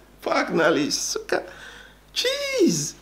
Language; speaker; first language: Russian; non-native, learner; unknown